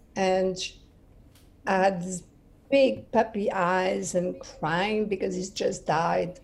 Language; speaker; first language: English; non-native, fluent; French